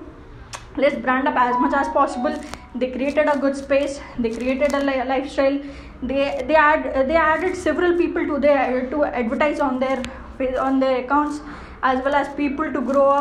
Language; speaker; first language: English; non-native, local second language; Hindi